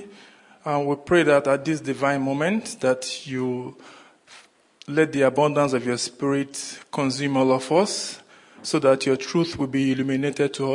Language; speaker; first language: English; non-native, local second language; Yoruba